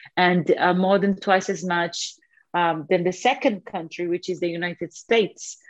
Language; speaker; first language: English; non-native, fluent; Portuguese